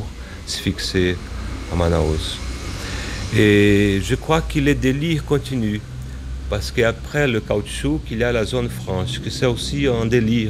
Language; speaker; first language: French; non-native, fluent; Portuguese